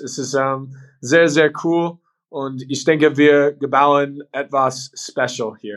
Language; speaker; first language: German; non-native, learner; English